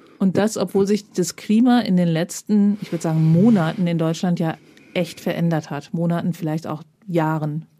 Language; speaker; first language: German; native; German